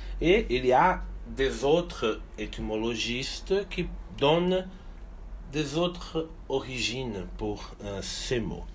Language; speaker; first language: French; non-native, fluent; Portuguese